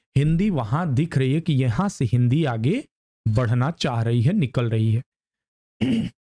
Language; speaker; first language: Hindi; native; Hindi